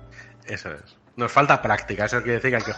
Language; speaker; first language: Spanish; native; Spanish